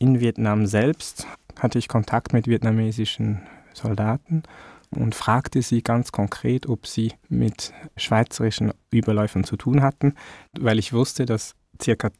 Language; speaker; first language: German; early bilingual, other home language; Vietnamese